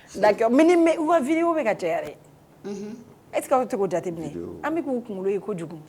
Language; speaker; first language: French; non-native, local second language; Bambara